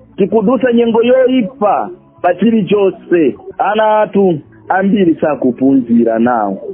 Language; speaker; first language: Nyanja; non-native, fluent; Swahili